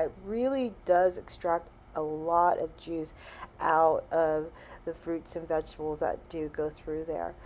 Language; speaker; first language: English; native; English